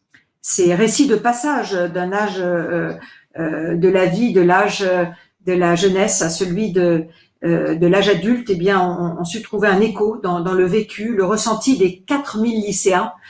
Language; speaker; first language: French; native; French